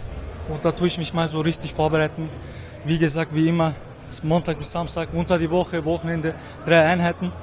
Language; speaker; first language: German; non-native, local second language; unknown